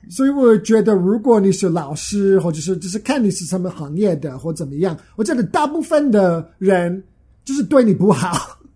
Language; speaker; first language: Chinese; non-native, fluent; English